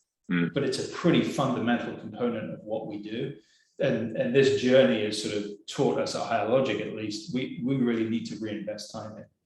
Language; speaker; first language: English; native; English